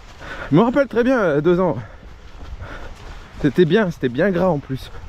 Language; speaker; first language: French; native; French